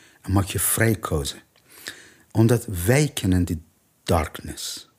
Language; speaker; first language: Dutch; non-native, learner; Persian